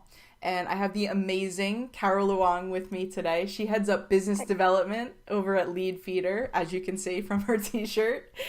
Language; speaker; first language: English; native; English